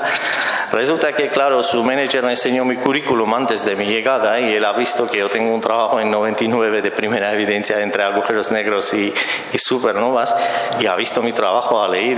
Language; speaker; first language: Spanish; non-native, fluent; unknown